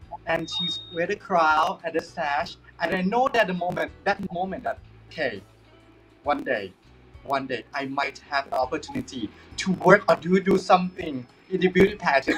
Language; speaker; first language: English; non-native, fluent; Thai